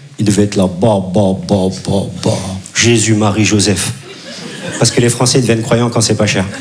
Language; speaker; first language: French; early bilingual, other home language; Turkish